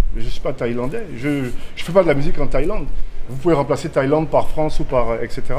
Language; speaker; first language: French; native; French